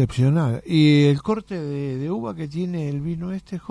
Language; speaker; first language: Spanish; native; Spanish